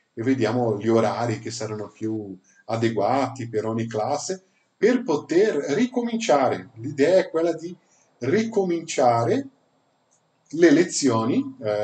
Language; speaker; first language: Italian; non-native, fluent; Portuguese